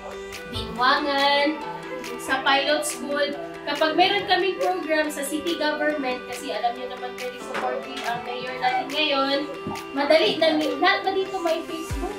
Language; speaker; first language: Filipino; non-native, local second language; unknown